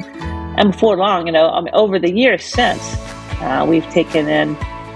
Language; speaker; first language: English; native; English